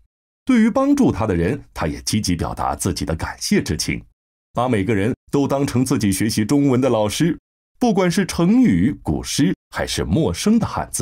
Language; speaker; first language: Chinese; native; Chinese